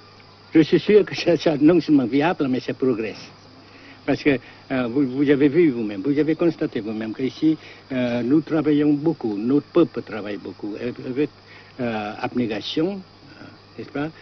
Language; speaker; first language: French; non-native, local second language; Vietnamese